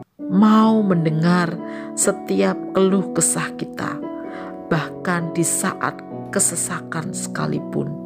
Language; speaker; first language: Indonesian; native; Indonesian